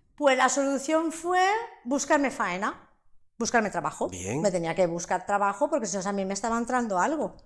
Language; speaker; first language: Spanish; non-native, local second language; Catalan